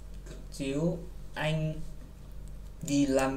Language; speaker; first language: Vietnamese; non-native, learner; Korean